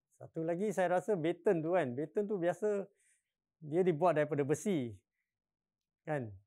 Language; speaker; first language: Malay; non-native, local second language; Chinese